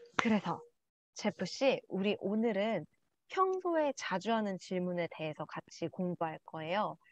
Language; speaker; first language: Korean; native; Korean